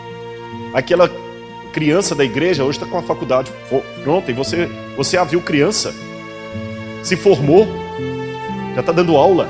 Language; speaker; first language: Portuguese; native; Portuguese